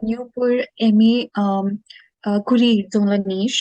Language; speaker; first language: French; non-native, learner; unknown